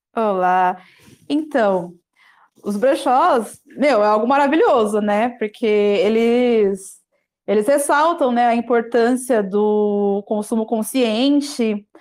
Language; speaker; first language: Portuguese; native; Portuguese